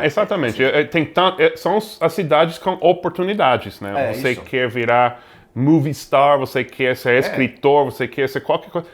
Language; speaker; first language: Portuguese; non-native, fluent; English